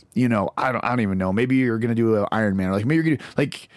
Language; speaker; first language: English; native; English